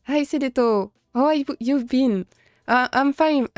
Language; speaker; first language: English; non-native, fluent; French